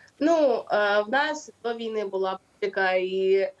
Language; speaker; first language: Ukrainian; non-native, local second language; Russian